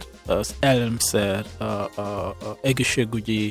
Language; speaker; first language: Hungarian; non-native, fluent; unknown